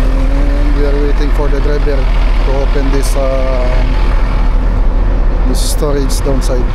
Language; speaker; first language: English; non-native, local second language; Filipino